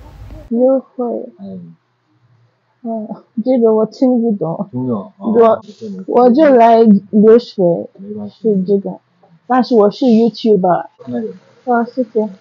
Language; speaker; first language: Chinese; non-native, learner; English